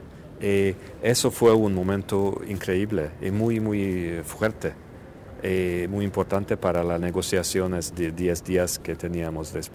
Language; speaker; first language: Spanish; non-native, fluent; Hungarian